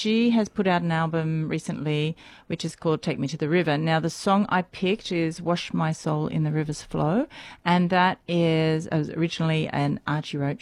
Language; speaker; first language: English; native; English